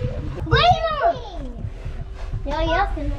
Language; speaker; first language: Swedish; early bilingual, other home language; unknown